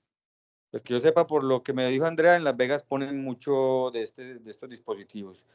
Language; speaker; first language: Spanish; native; Spanish